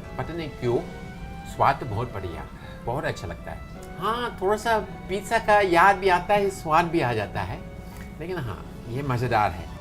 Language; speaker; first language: Hindi; non-native, fluent; English